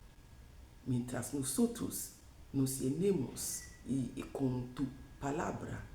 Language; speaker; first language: Spanish; non-native, fluent; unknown